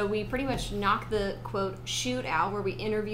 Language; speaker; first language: English; native; English